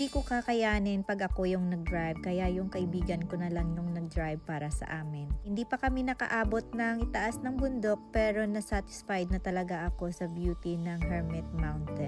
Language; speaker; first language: Filipino; non-native, local second language; Hiligaynon